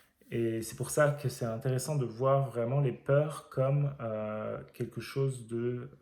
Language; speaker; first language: French; native; French